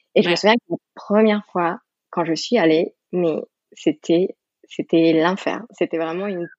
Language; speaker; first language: French; non-native, fluent; Spanish